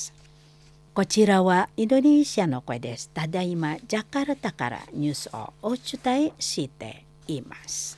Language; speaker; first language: Japanese; non-native, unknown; Indonesian